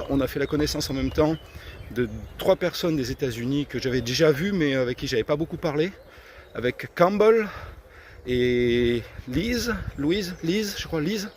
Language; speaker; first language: French; native; French